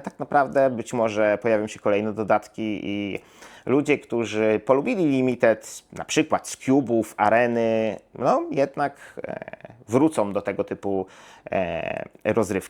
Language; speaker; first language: Polish; native; Polish